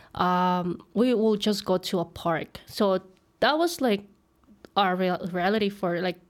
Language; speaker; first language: English; early bilingual, other home language; Spanish